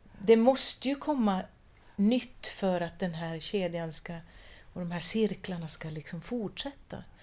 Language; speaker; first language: Swedish; native; Swedish